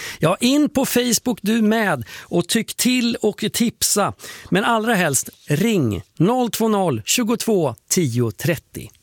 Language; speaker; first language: Swedish; native; Swedish